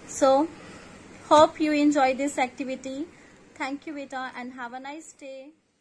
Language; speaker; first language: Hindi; non-native, local second language; Punjabi